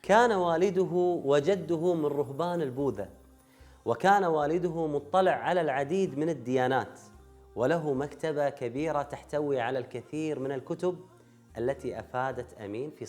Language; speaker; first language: Arabic; native; Arabic